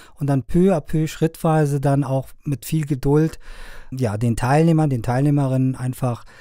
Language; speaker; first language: German; non-native, fluent; Persian